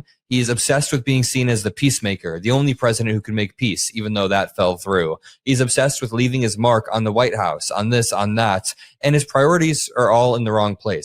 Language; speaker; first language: English; native; English